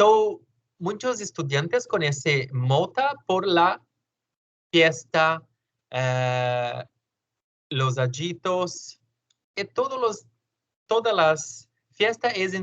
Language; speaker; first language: Spanish; non-native, learner; Portuguese